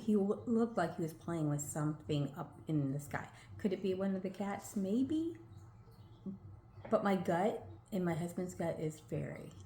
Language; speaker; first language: English; native; English